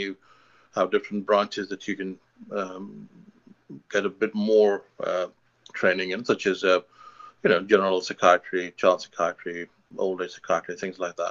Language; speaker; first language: English; non-native, local second language; Hindi